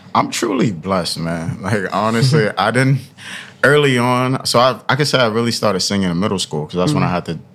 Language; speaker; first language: English; early bilingual, other home language; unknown